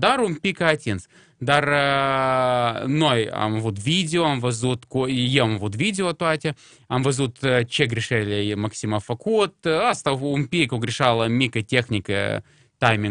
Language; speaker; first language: Romanian; non-native, local second language; Russian